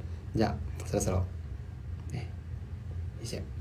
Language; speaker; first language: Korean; non-native, learner; Japanese